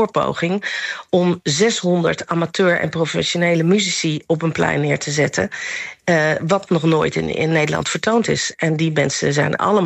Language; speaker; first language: Dutch; non-native, fluent; Nepali